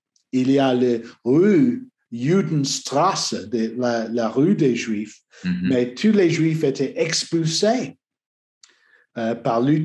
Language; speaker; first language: French; non-native, learner; English